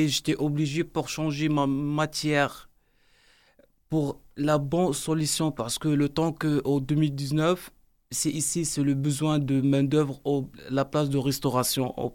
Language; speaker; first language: French; non-native, learner; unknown